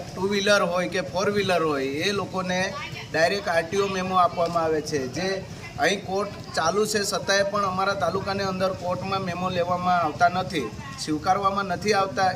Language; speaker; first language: Gujarati; non-native, local second language; Kukna